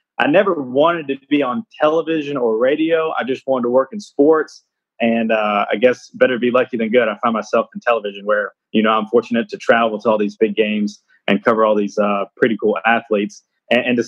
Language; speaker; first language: English; native; English